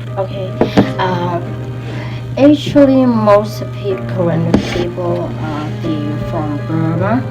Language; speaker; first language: English; non-native, learner; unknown